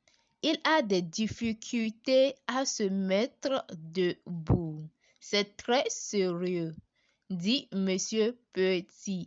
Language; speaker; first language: French; non-native, learner; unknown